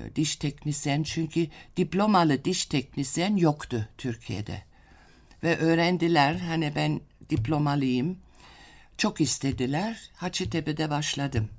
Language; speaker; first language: Turkish; non-native, fluent; German